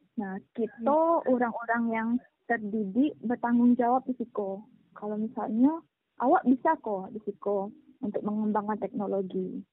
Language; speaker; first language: Indonesian; native; Indonesian